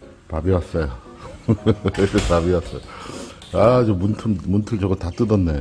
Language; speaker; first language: Korean; native; Korean